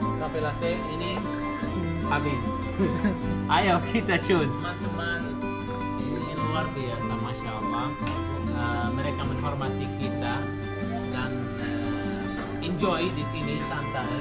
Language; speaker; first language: Indonesian; non-native, learner; Arabic